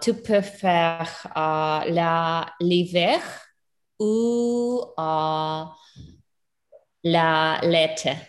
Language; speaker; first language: French; non-native, learner; English